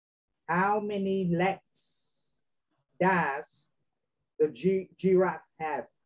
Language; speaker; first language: English; non-native, fluent; Vietnamese